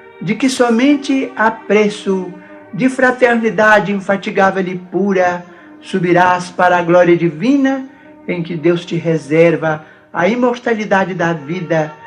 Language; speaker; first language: Portuguese; native; Portuguese